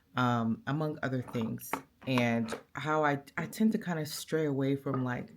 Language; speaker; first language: English; native; English